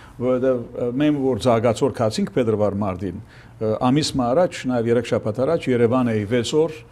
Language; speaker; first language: Armenian; early bilingual, heritage; Armenian